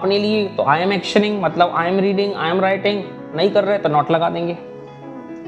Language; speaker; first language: Hindi; native; Hindi